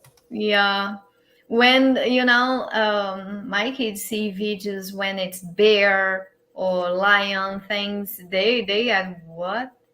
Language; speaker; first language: English; non-native, learner; Portuguese